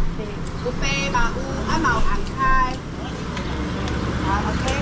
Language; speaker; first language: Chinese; non-native, local second language; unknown